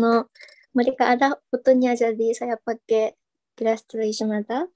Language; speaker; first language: Indonesian; non-native, fluent; Japanese